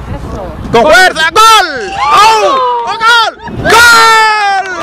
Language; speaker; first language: Spanish; native; Spanish